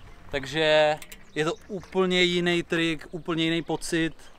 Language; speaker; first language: Czech; native; Czech